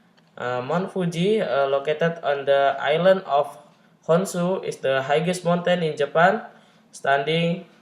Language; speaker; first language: English; non-native, learner; Indonesian